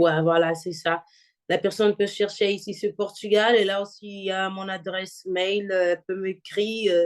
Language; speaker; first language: French; non-native, fluent; Portuguese